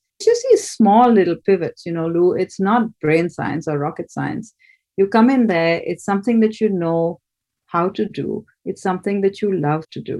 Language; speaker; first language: English; non-native, local second language; Bangla